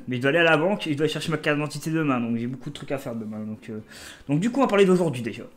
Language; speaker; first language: French; native; French